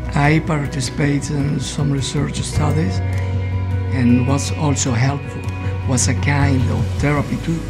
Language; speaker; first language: English; non-native, learner; Spanish